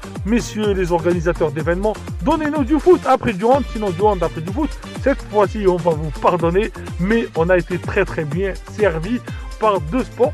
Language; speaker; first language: French; non-native, local second language; Arabic